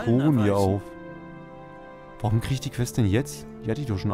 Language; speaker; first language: German; native; German